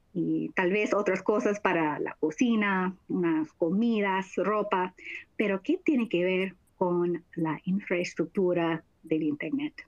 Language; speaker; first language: Spanish; non-native, fluent; English